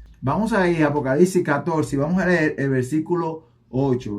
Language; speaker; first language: Spanish; native; Spanish